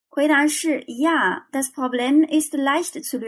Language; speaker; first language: German; non-native, fluent; Chinese